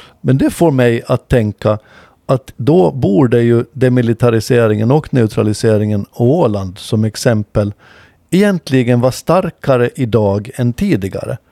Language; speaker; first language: Swedish; native; Swedish